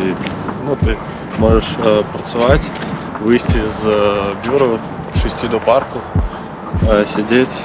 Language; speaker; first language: Polish; non-native, learner; Russian